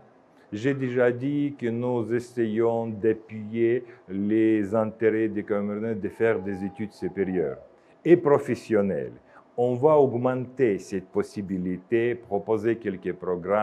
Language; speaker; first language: French; non-native, fluent; Russian